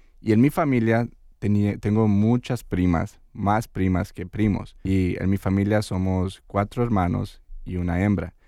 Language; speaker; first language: Spanish; early bilingual, heritage; Spanish